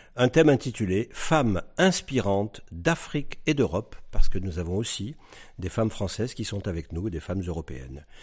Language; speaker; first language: French; native; French